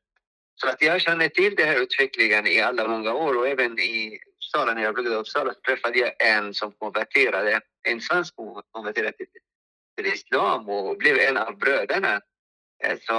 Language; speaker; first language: Swedish; non-native, fluent; Arabic